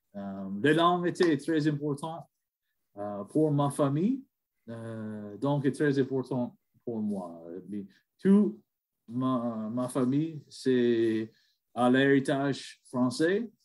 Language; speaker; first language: French; non-native, learner; English